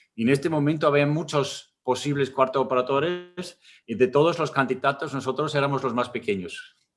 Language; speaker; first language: Spanish; non-native, fluent; German